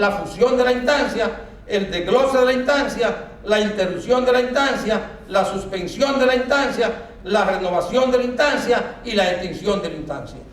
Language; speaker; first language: Spanish; native; Spanish